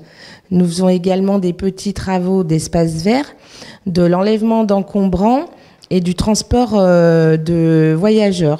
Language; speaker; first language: French; native; French